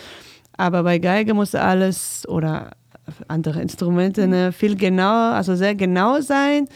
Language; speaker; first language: German; non-native, fluent; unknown